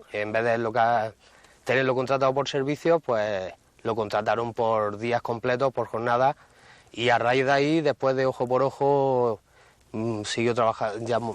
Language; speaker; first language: Spanish; native; Spanish